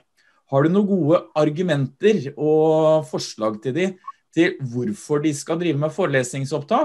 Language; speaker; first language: Norwegian; native; Norwegian